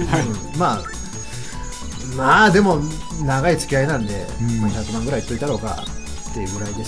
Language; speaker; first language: Japanese; native; Japanese